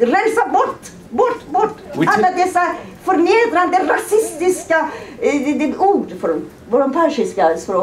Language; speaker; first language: Swedish; non-native, fluent; Persian